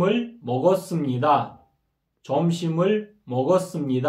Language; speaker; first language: Korean; non-native, fluent; Kyrgyz